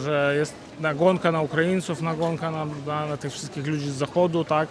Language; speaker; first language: Polish; non-native, fluent; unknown